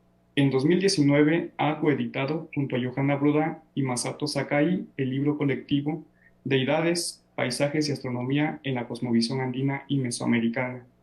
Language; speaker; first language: Spanish; native; Spanish